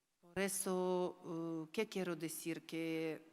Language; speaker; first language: Spanish; non-native, learner; Ukrainian